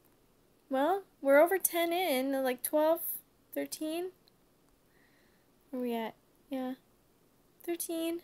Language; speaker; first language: English; native; English